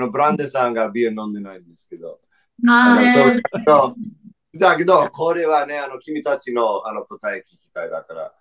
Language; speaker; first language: Japanese; non-native, fluent; English